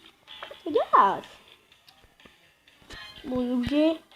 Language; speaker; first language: French; native; French